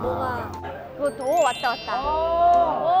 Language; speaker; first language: Korean; native; Korean